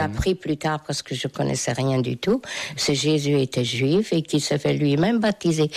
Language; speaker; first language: French; non-native, fluent; Hungarian